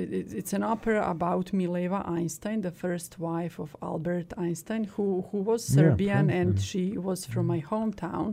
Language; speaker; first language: English; non-native, fluent; Serbian